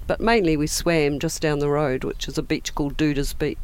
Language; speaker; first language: English; native; English